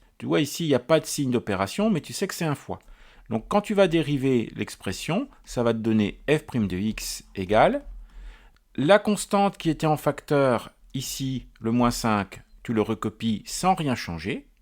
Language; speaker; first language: French; native; French